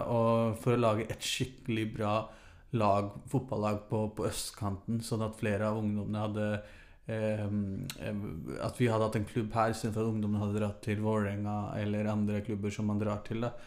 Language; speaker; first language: Norwegian; early bilingual, other home language; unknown